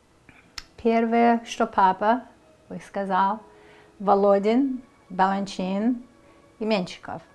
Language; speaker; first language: Russian; early bilingual, heritage; Russian